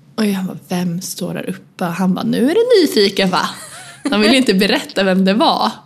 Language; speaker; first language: Swedish; native; Swedish